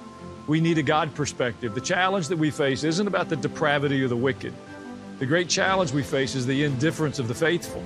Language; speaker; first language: English; native; English